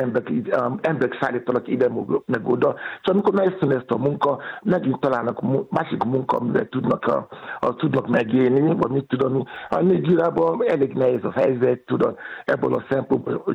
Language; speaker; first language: Hungarian; non-native, fluent; Yoruba